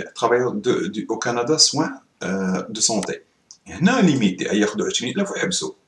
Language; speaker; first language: French; non-native, local second language; Arabic